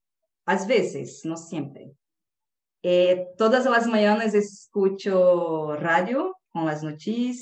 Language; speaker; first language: Spanish; non-native, learner; Portuguese